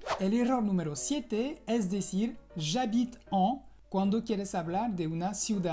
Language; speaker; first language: Spanish; non-native, fluent; French